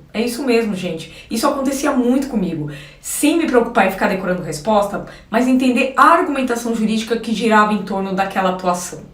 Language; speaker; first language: Portuguese; native; Portuguese